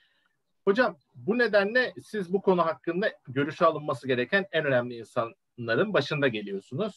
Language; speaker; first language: Turkish; native; Turkish